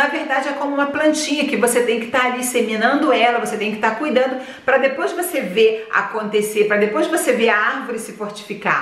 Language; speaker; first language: Portuguese; native; Portuguese